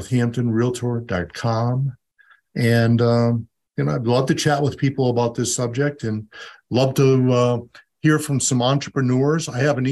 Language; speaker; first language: English; native; English